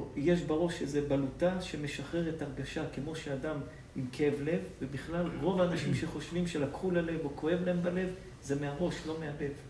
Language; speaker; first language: Hebrew; native; Hebrew